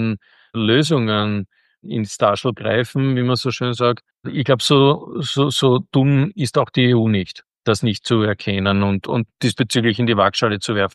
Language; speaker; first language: German; native; German